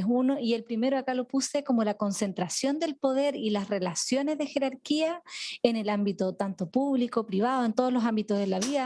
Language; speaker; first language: Spanish; native; Spanish